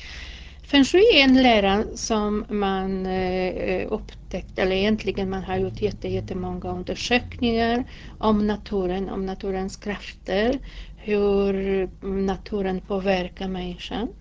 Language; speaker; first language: Swedish; non-native, fluent; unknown